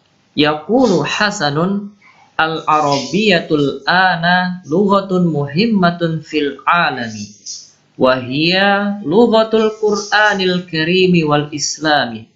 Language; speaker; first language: Arabic; non-native, fluent; Indonesian